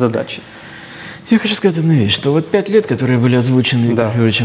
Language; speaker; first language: Russian; native; Russian